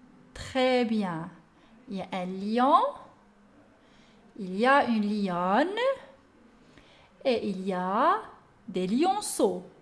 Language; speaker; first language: French; non-native, local second language; Arabic